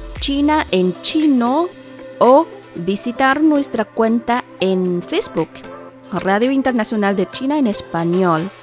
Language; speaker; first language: Spanish; non-native, fluent; Chinese